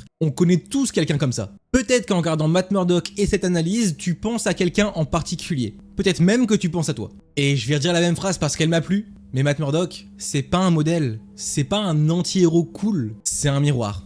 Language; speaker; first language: French; native; French